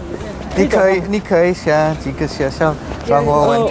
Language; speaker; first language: Chinese; non-native, learner; English